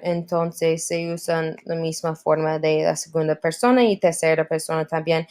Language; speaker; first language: Spanish; non-native, learner; English